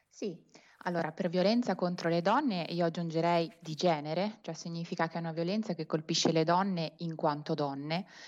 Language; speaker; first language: Italian; native; Italian